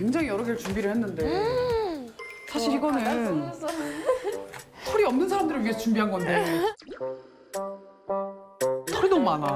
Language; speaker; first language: Korean; native; Korean